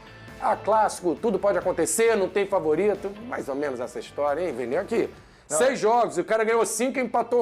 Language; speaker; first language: Portuguese; native; Portuguese